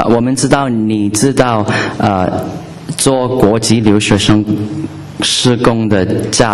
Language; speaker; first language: Chinese; non-native, learner; English